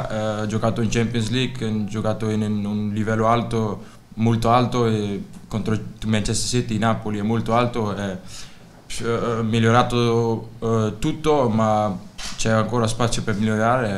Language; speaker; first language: Italian; non-native, learner; Dutch